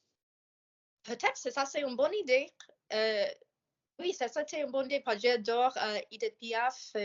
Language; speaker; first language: French; non-native, learner; English